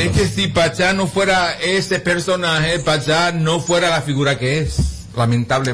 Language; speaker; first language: Spanish; native; Spanish